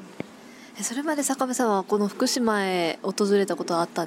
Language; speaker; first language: Japanese; native; Japanese